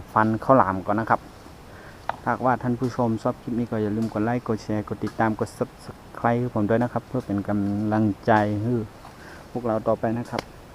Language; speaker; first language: Thai; native; Thai